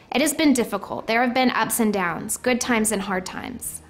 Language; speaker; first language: English; native; English